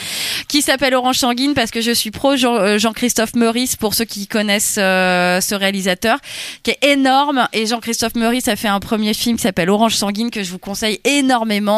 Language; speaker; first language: French; native; French